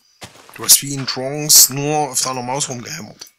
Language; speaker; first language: German; native; German